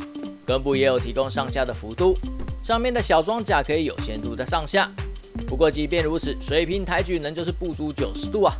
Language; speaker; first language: Chinese; native; Chinese